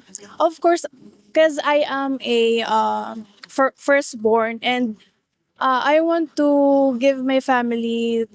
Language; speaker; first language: English; non-native, local second language; Bikol